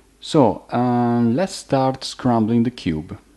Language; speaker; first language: English; non-native, fluent; Italian